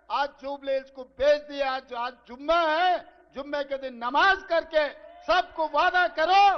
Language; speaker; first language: Hindi; non-native, local second language; Telugu